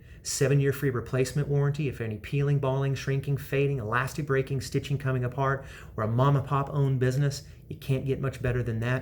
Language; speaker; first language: English; native; English